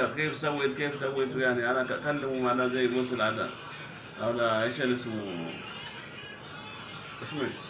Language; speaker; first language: Arabic; non-native, learner; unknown